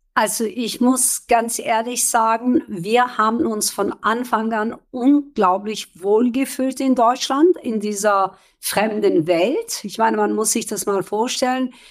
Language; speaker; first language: German; early bilingual, other home language; Kurdish